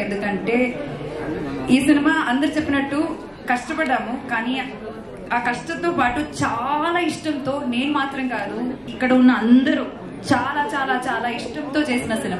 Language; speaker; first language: Telugu; non-native, fluent; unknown